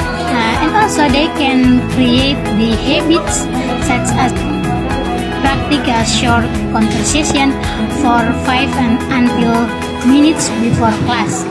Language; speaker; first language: English; non-native, learner; Indonesian